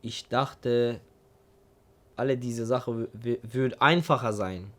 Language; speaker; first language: German; non-native, learner; Turkish